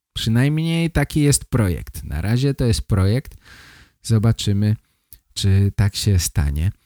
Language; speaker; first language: Polish; native; Polish